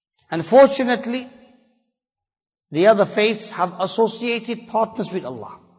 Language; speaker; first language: English; early bilingual, other home language; Urdu